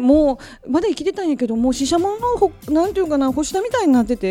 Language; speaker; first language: Japanese; native; Japanese